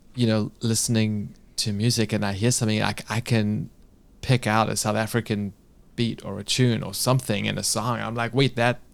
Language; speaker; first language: English; native; English